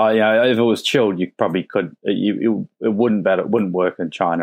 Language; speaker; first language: English; native; English